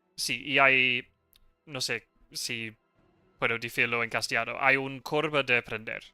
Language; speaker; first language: Spanish; non-native, learner; English